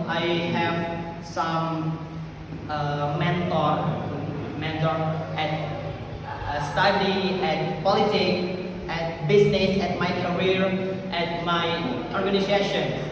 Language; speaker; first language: English; non-native, learner; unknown